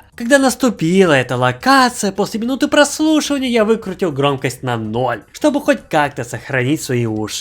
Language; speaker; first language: Russian; native; Russian